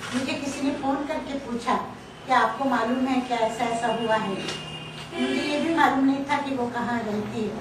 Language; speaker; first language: Hindi; non-native, local second language; Marathi